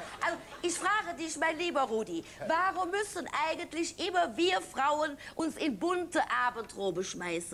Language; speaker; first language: German; native; German